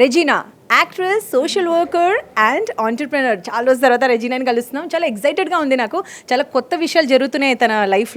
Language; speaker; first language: Telugu; native; Telugu